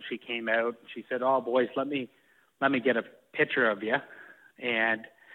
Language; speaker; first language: English; native; English